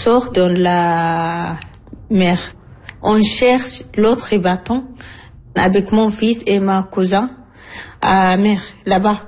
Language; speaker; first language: French; non-native, learner; Arabic